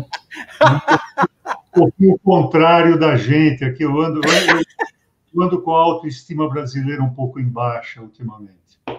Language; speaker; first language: Portuguese; native; Portuguese